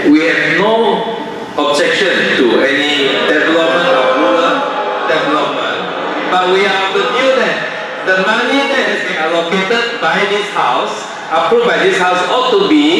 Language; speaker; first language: English; non-native, local second language; Malay